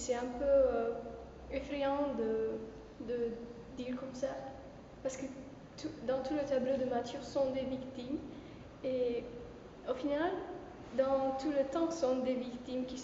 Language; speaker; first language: French; non-native, fluent; Romanian